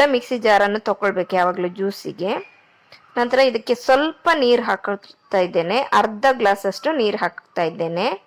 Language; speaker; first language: Kannada; non-native, local second language; Konkani